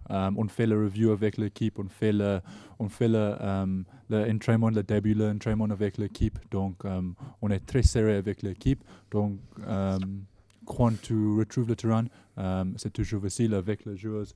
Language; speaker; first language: French; non-native, learner; English